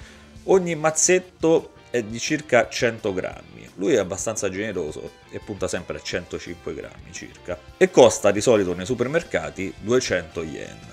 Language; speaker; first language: Italian; native; Italian